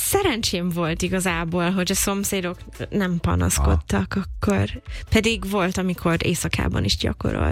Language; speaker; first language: Hungarian; non-native, fluent; English